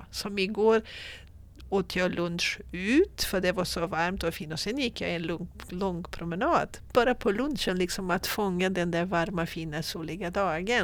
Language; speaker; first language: Swedish; non-native, fluent; Portuguese